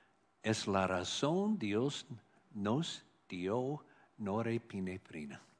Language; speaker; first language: Spanish; non-native, learner; English